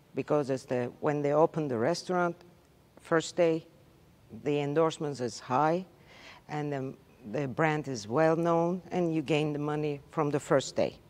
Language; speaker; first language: English; non-native, learner; Turkish